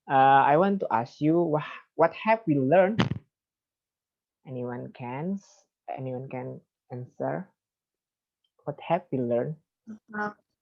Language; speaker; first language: English; non-native, fluent; Indonesian